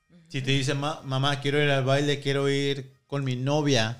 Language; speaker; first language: Spanish; early bilingual, heritage; Spanish